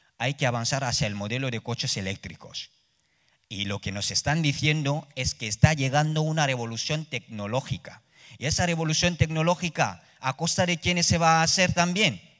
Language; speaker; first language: Spanish; non-native, fluent; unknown